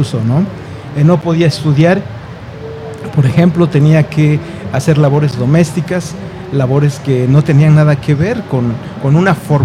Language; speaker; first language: Spanish; native; Spanish